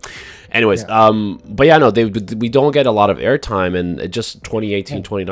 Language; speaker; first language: English; native; English